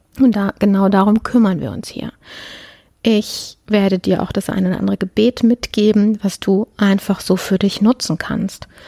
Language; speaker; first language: German; early bilingual, other home language; Polish